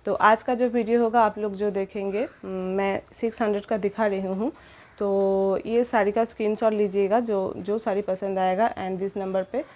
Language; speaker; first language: Hindi; non-native, local second language; Bangla